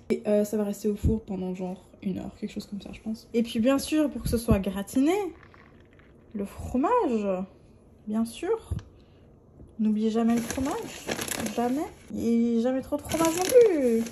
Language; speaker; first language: French; native; French